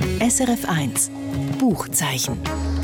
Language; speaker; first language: German; native; German